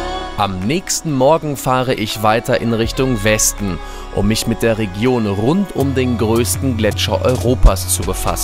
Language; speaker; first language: German; native; German